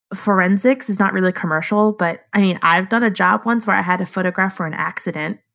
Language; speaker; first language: English; native; English